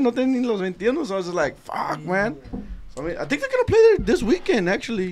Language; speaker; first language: English; early bilingual, other home language; Spanish